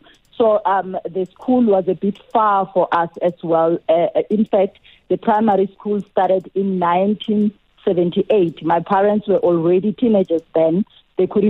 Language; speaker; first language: English; non-native, local second language; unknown